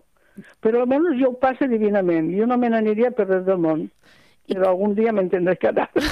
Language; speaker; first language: Catalan; non-native, local second language; Spanish